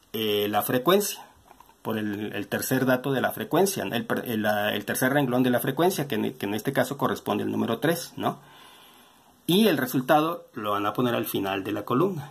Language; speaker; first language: Spanish; native; Spanish